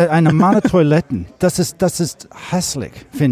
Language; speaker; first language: German; non-native, learner; English